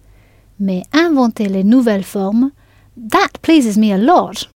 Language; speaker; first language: French; non-native, fluent; English